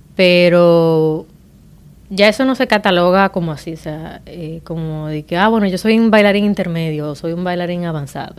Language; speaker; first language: Spanish; native; Spanish